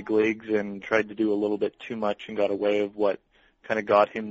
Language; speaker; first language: English; native; English